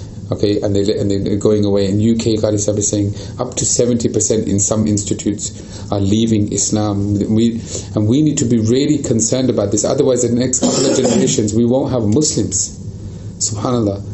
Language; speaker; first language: English; early bilingual, other home language; Urdu